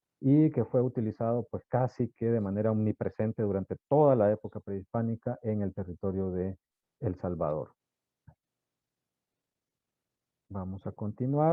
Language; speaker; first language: Spanish; native; Spanish